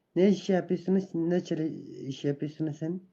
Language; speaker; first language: Turkish; non-native, learner; Persian